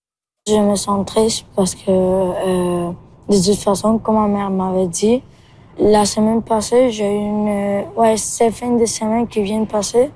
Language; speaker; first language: French; early bilingual, other home language; Spanish